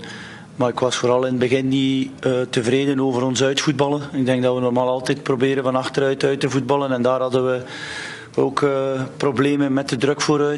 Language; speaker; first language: Dutch; native; Dutch